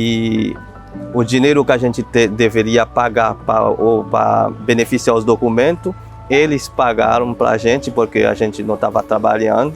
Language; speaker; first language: Portuguese; non-native, fluent; Haitian Creole